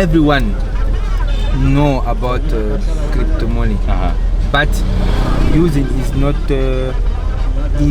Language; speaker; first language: English; non-native, learner; Sango